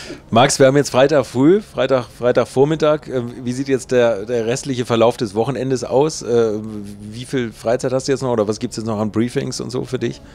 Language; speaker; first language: German; native; German